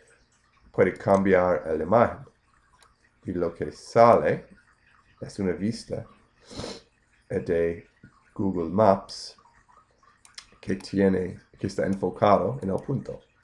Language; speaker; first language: Spanish; non-native, fluent; English